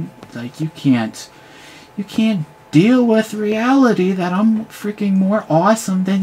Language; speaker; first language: English; native; English